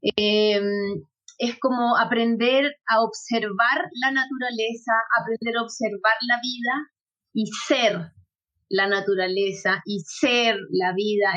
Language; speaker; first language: Spanish; native; Spanish